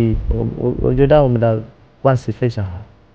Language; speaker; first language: Chinese; non-native, learner; Swahili